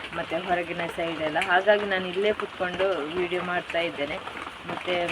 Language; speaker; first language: Kannada; non-native, local second language; Tulu